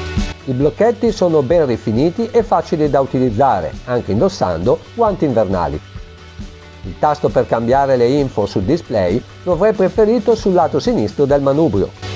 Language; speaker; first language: Italian; native; Italian